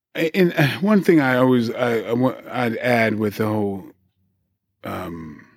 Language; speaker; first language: English; native; English